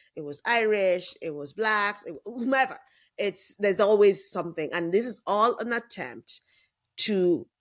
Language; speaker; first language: English; non-native, local second language; Yoruba